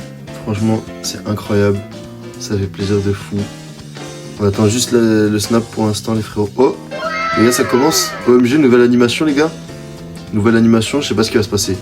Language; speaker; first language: French; native; French